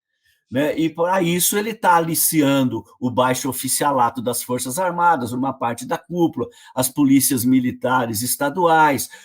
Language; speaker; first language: Portuguese; native; Portuguese